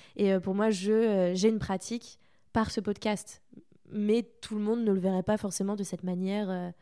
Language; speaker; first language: French; native; French